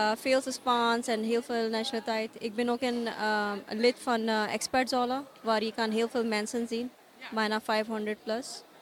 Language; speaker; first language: Dutch; non-native, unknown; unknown